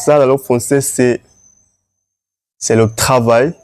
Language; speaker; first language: French; non-native, learner; Swahili